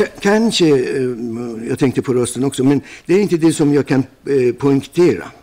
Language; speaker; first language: Swedish; non-native, fluent; Persian